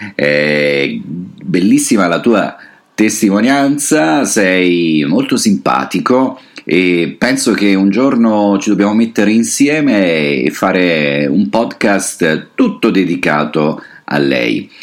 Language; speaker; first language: Italian; native; Italian